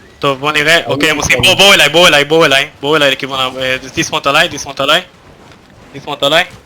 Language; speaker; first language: Hebrew; native; Hebrew